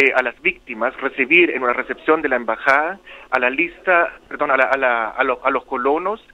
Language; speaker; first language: Spanish; non-native, local second language; German